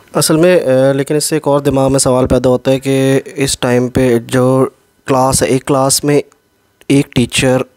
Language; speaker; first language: Urdu; native; Urdu